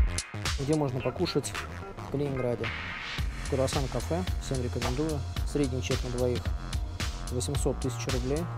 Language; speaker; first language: Russian; native; Russian